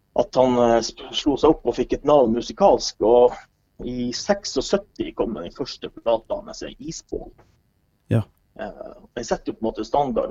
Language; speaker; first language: Norwegian; native; Norwegian